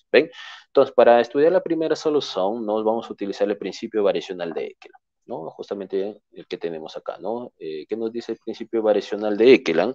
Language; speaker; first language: Spanish; native; Spanish